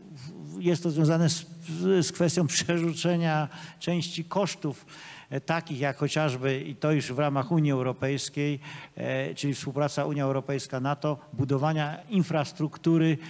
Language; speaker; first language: Polish; native; Polish